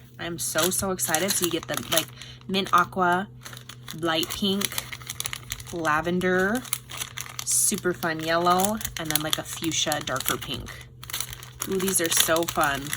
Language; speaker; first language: English; native; English